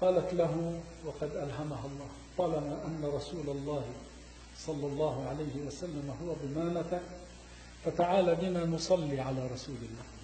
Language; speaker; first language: Arabic; native; Arabic